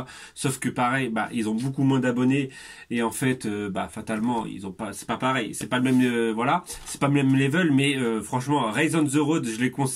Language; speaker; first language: French; native; French